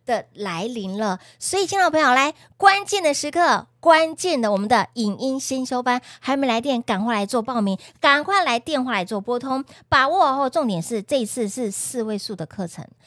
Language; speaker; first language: Chinese; native; Chinese